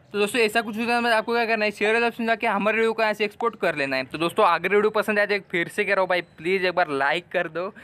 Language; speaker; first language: Hindi; non-native, local second language; Marathi